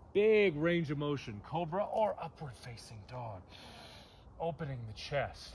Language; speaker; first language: English; native; English